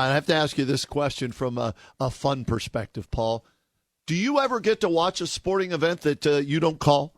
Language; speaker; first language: English; native; English